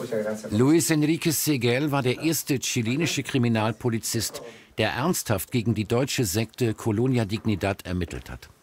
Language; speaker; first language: German; native; German